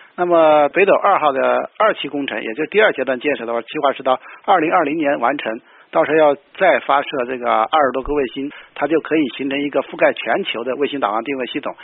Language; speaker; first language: Chinese; native; Chinese